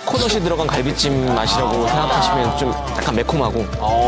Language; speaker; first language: Korean; native; Korean